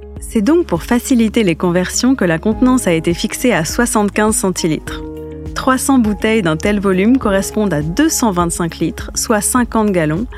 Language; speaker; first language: French; native; French